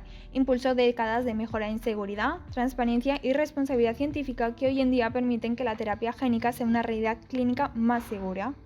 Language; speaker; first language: Spanish; native; Spanish